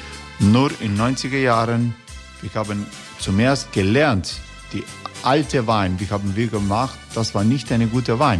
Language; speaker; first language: German; non-native, learner; Croatian